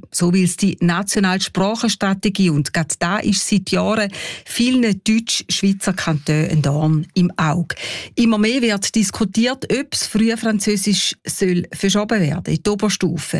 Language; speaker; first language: German; native; German